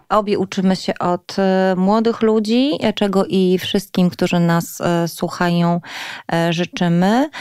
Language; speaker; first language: Polish; native; Polish